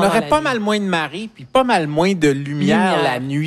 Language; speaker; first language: French; native; French